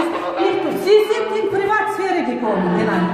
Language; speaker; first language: German; non-native, learner; Chechen